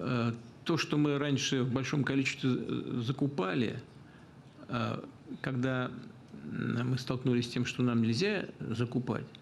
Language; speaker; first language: Russian; native; Russian